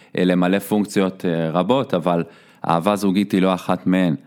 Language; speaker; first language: Hebrew; native; Hebrew